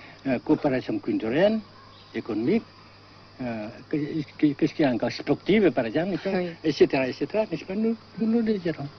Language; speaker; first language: French; non-native, local second language; Vietnamese